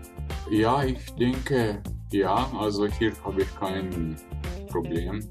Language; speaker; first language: German; non-native, fluent; Slovenian